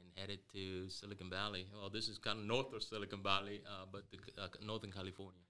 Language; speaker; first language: English; early bilingual, other home language; Spanish